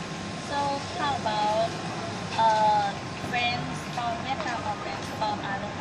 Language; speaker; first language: English; non-native, learner; Thai